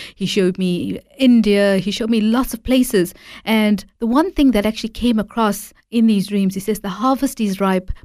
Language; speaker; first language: English; native; English